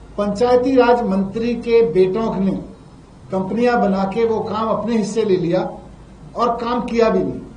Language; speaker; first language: Hindi; native; Hindi